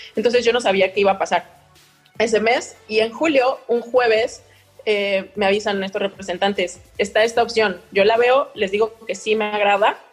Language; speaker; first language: Spanish; native; Spanish